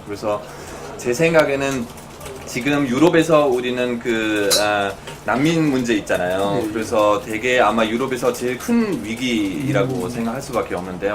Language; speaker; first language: Korean; non-native, fluent; German